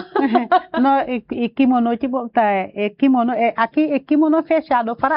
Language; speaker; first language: Portuguese; non-native, learner; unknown